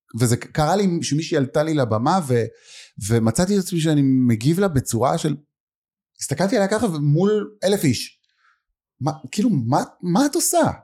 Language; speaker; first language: Hebrew; native; Hebrew